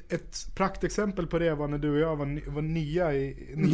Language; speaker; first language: Swedish; native; Swedish